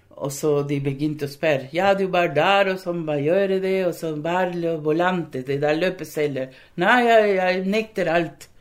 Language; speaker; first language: Norwegian; non-native, fluent; Spanish